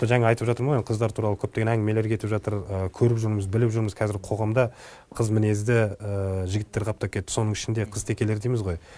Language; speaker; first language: Kazakh; native; Kazakh